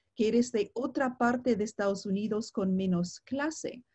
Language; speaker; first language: Spanish; non-native, fluent; English